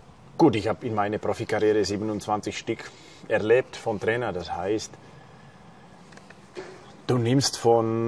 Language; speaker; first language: German; non-native, fluent; Slovak